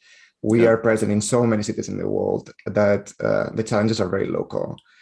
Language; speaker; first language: English; non-native, fluent; Spanish